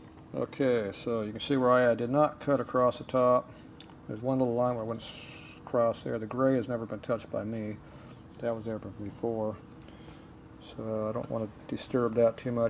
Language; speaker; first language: English; native; English